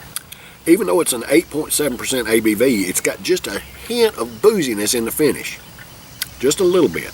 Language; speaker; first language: English; native; English